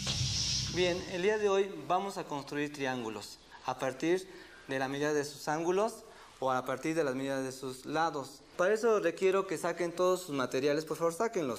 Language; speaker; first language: Spanish; native; Spanish